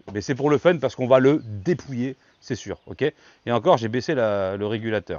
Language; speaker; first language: French; native; French